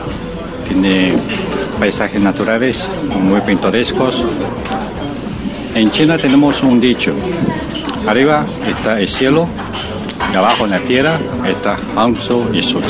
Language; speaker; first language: Spanish; non-native, fluent; Chinese